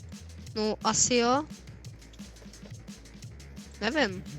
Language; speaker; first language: Czech; early bilingual, other home language; Russian